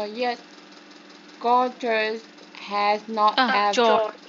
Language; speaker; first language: English; non-native, learner; Vietnamese